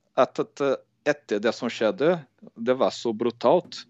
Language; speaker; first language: Norwegian; non-native, fluent; Portuguese